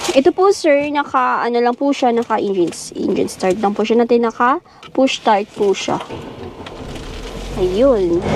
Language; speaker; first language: Filipino; non-native, local second language; Hiligaynon